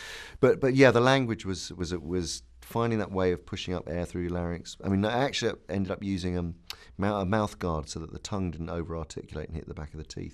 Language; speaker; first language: English; native; English